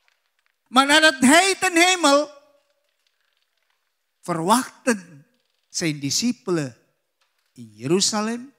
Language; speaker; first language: Dutch; non-native, learner; Indonesian